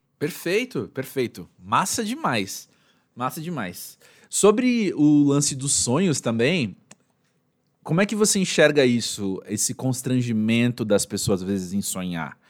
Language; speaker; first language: Portuguese; native; Portuguese